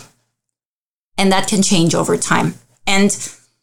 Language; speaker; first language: English; early bilingual, other home language; Armenian